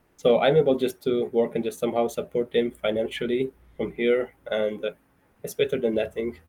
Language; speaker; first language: English; non-native, fluent; Persian